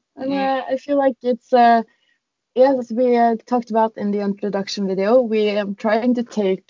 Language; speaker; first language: English; non-native, fluent; Norwegian